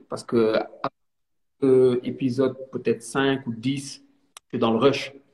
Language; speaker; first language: French; non-native, local second language; Wolof